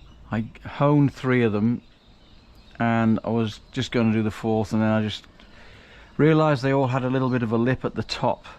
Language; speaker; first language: English; native; English